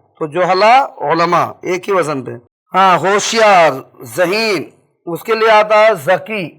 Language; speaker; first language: Urdu; native; Urdu